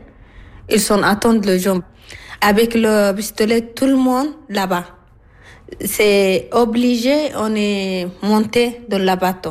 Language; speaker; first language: French; non-native, learner; Arabic